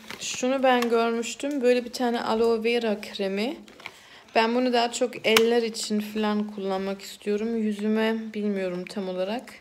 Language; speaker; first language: Turkish; early bilingual, heritage; Turkish